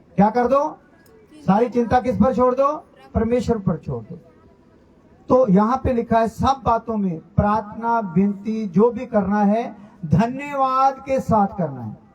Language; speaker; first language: Hindi; non-native, local second language; Punjabi